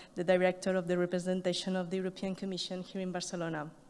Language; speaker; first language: English; non-native, fluent; Catalan